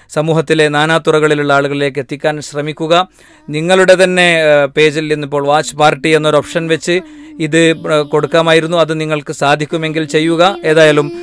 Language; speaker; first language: Malayalam; native; Malayalam